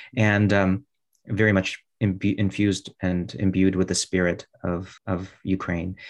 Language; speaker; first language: English; early bilingual, other home language; Russian